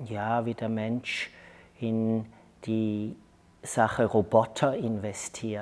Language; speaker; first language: German; native; German